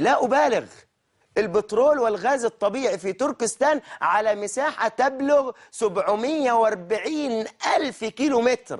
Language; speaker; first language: Arabic; native; Arabic